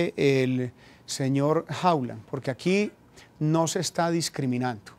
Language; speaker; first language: Spanish; native; Spanish